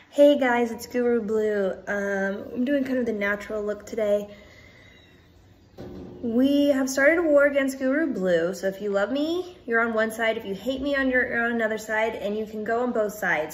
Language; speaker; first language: English; native; English